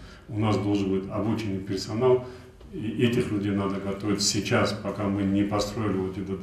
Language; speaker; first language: Russian; non-native, local second language; Avaric